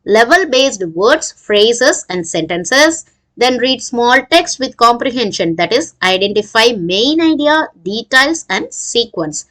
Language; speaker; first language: English; non-native, local second language; Tamil